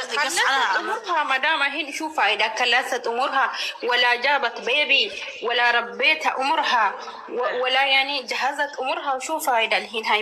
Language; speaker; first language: Arabic; non-native, learner; Oromo